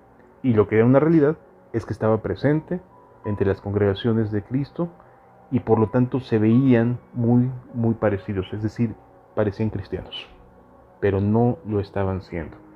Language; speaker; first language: Spanish; native; Spanish